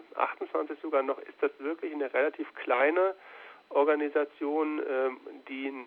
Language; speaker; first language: German; native; German